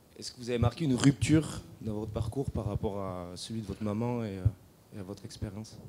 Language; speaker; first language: French; native; French